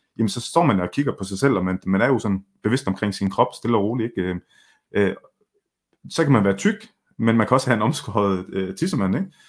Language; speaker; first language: Danish; early bilingual, other home language; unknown